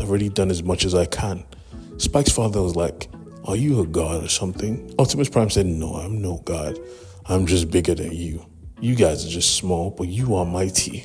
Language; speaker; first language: English; native; English